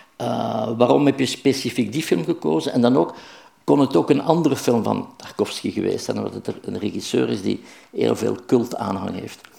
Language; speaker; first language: Dutch; native; Dutch